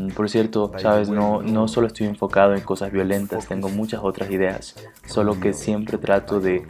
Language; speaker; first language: Spanish; non-native, fluent; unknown